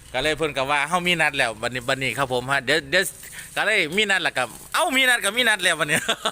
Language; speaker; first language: Thai; native; Thai